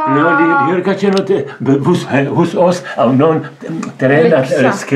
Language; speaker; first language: Swedish; non-native, learner; Czech